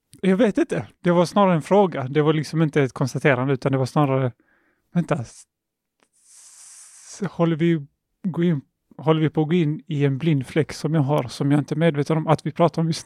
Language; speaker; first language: Swedish; early bilingual, other home language; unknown